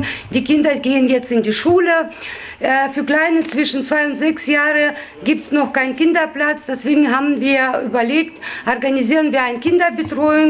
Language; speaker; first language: German; non-native, fluent; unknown